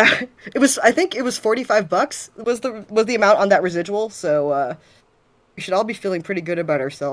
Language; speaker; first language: English; native; English